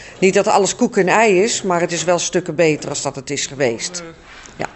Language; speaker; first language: Dutch; native; Dutch